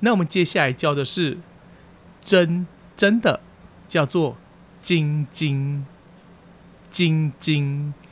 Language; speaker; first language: Chinese; early bilingual, heritage; Chinese